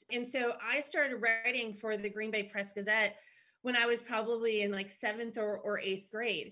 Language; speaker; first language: English; native; English